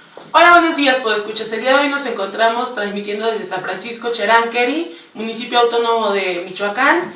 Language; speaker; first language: Spanish; native; Spanish